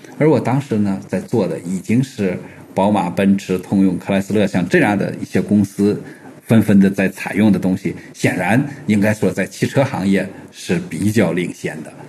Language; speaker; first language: Chinese; native; Chinese